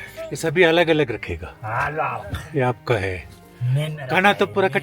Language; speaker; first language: Hindi; non-native, local second language; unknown